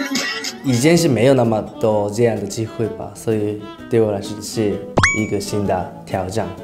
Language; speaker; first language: Chinese; non-native, learner; Japanese